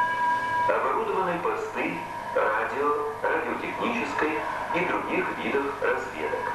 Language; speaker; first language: Russian; native; Russian